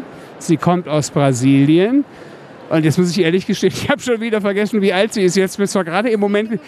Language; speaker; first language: German; native; German